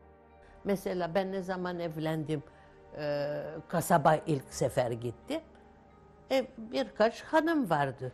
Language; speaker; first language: Turkish; non-native, local second language; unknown